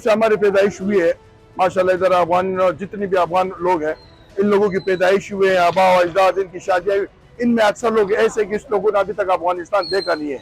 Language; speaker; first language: Hindi; non-native, local second language; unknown